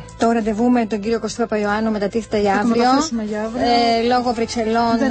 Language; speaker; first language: Greek; native; Greek